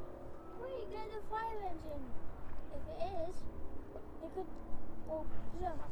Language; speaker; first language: English; native; English